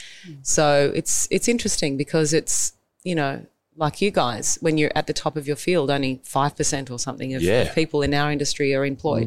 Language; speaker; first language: English; native; English